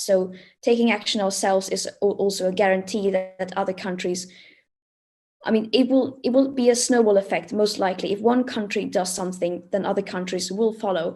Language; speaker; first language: English; non-native, fluent; Swedish